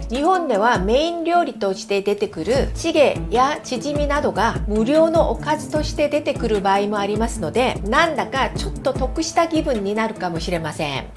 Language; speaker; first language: Japanese; non-native, fluent; Korean